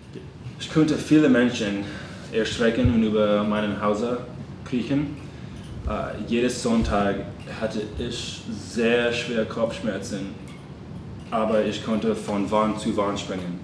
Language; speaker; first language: German; non-native, learner; English